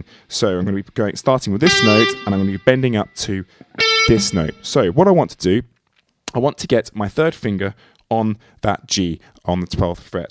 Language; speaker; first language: English; native; English